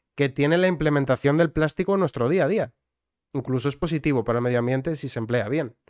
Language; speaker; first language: Spanish; native; Spanish